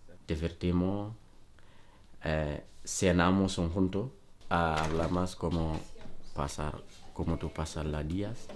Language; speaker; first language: Spanish; non-native, learner; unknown